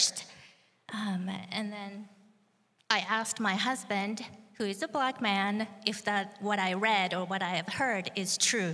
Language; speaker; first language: English; non-native, fluent; Japanese